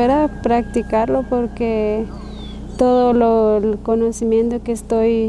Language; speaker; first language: Spanish; non-native, local second language; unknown